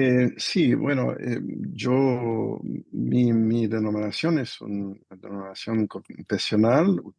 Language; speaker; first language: Spanish; non-native, fluent; English